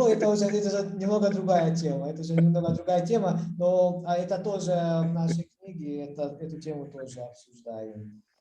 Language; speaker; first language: Russian; non-native, fluent; Hungarian